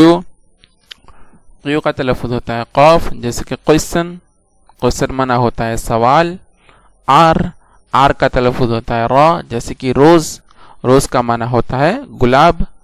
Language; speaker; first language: Urdu; native; Urdu